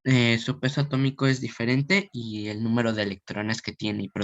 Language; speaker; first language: Spanish; native; Spanish